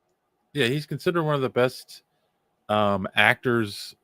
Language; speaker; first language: English; native; English